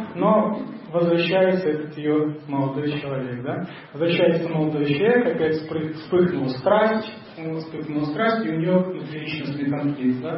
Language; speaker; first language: Russian; native; Russian